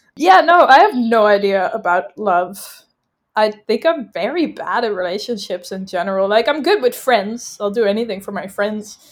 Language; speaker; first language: English; non-native, fluent; Dutch